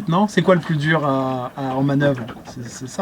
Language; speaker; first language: French; native; French